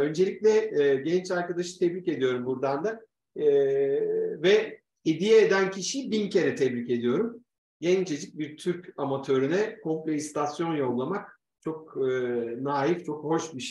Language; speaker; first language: Turkish; native; Turkish